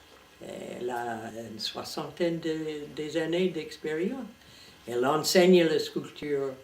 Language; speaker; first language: French; non-native, fluent; English